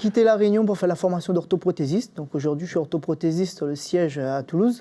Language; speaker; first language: French; native; French